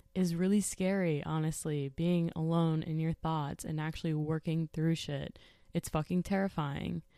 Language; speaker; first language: English; native; English